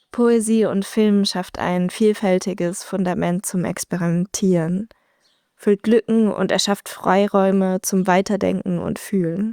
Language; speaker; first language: German; native; German